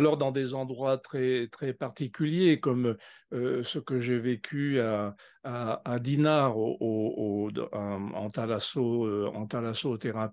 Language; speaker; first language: French; native; French